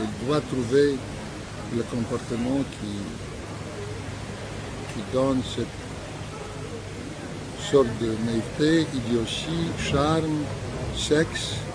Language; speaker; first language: French; non-native, fluent; Russian